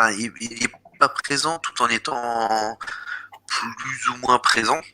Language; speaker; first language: French; native; French